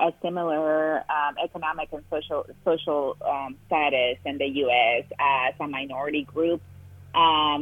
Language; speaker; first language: English; non-native, fluent; Spanish